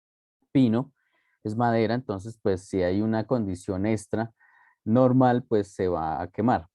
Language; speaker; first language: Spanish; native; Spanish